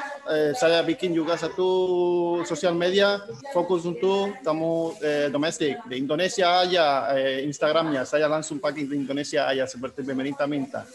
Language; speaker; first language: Indonesian; non-native, fluent; Spanish